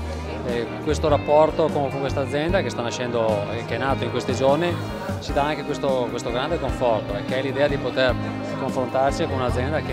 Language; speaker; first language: Italian; native; Italian